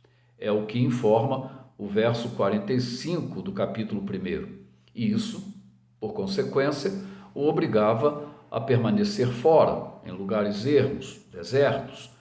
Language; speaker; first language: Portuguese; native; Portuguese